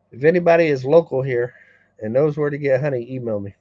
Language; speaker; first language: English; native; English